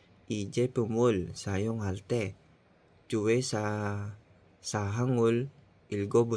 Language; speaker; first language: Korean; non-native, fluent; Filipino